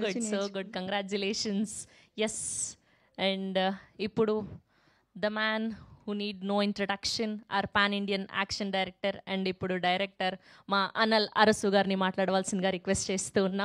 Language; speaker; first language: Telugu; native; Telugu